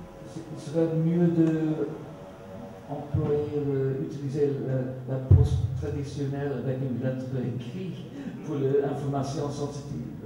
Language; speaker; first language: French; non-native, fluent; Swedish